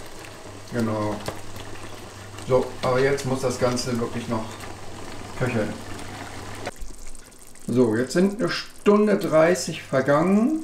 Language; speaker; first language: German; native; German